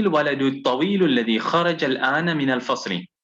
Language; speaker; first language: Arabic; non-native, fluent; English